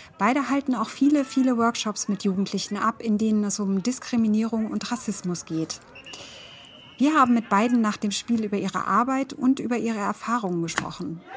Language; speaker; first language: German; native; German